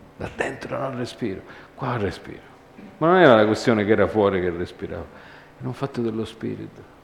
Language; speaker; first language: Italian; early bilingual, heritage; Italian